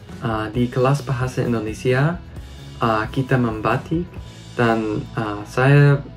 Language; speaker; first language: Indonesian; non-native, learner; English